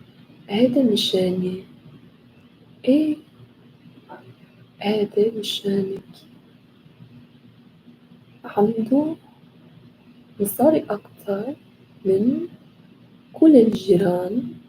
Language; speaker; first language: Arabic; non-native, learner; English